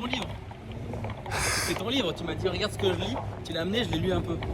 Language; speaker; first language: French; native; French